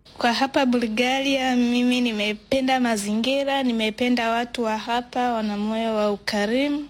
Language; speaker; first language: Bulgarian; non-native, learner; Swahili